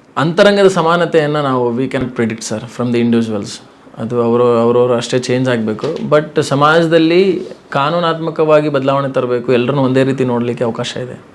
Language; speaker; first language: Kannada; non-native, local second language; Lambadi